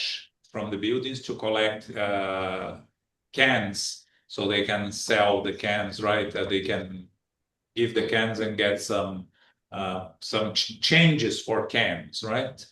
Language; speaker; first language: English; non-native, fluent; Portuguese